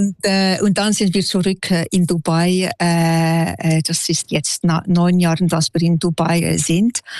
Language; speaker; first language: German; non-native, local second language; French